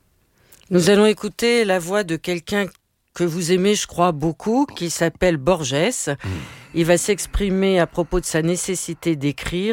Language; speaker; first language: French; native; French